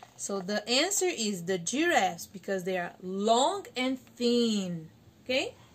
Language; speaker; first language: English; non-native, fluent; Portuguese